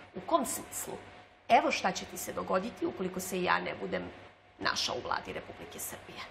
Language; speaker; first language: Serbian; native; Serbian